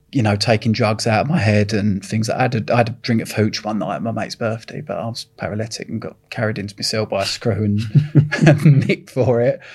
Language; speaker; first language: English; native; English